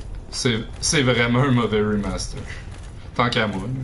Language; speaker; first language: French; native; French